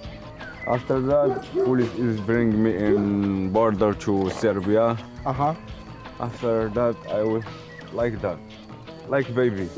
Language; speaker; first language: English; non-native, learner; Arabic